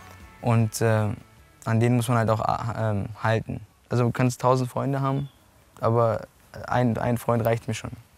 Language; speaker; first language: German; native; German